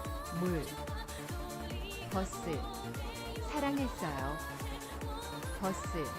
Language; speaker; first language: Korean; non-native, learner; English